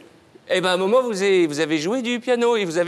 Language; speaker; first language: French; native; French